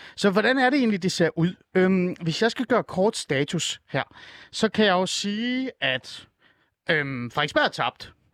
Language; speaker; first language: Danish; early bilingual, other home language; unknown